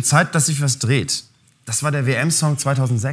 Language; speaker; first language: German; native; German